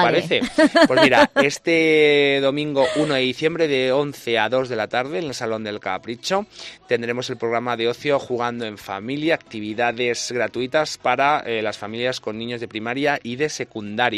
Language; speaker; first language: Spanish; native; Spanish